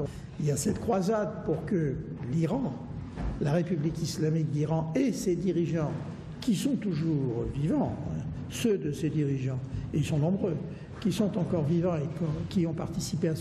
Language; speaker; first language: French; native; French